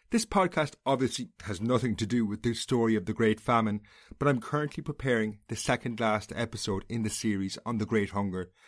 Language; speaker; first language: English; native; English